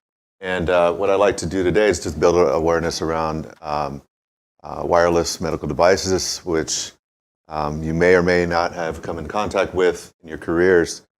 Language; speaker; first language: English; native; English